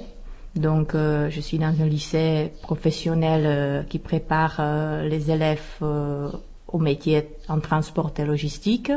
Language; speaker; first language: French; non-native, fluent; Czech